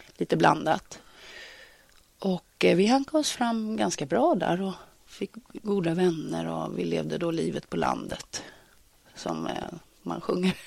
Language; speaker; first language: Swedish; native; Swedish